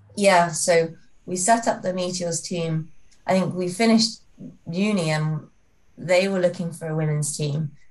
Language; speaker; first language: English; native; English